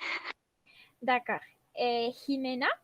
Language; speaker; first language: French; non-native, fluent; Spanish